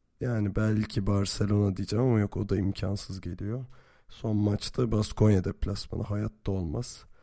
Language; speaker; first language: Turkish; native; Turkish